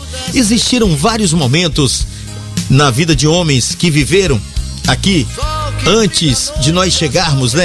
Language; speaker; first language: Portuguese; native; Portuguese